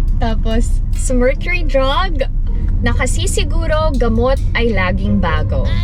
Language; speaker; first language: Filipino; native; Filipino